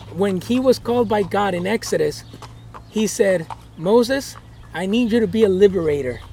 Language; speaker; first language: English; early bilingual, other home language; Spanish